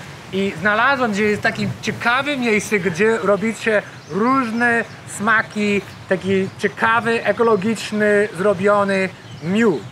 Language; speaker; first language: Polish; non-native, learner; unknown